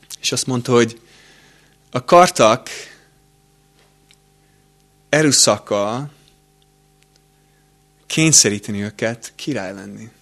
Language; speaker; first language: Hungarian; non-native, fluent; English